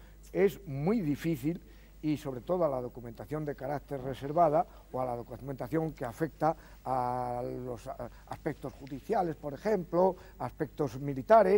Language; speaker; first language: Spanish; native; Spanish